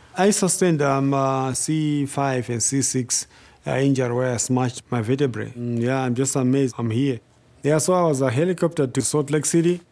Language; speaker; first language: English; non-native, local second language; Shona